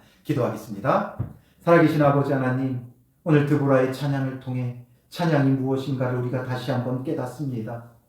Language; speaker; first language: Korean; native; Korean